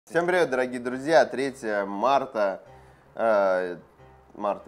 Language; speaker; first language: Russian; native; Russian